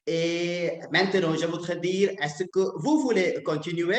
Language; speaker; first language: French; non-native, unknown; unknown